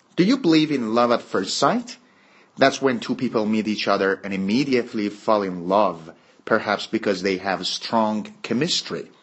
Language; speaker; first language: English; non-native, fluent; Persian